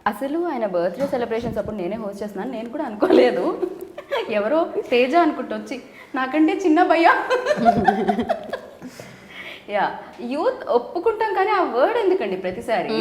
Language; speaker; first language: Telugu; native; Telugu